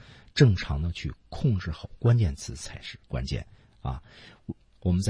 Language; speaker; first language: Chinese; native; Chinese